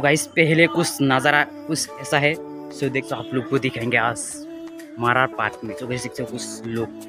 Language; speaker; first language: Hindi; non-native, local second language; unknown